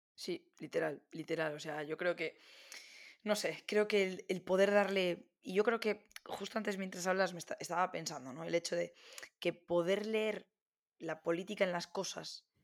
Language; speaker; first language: Spanish; native; Spanish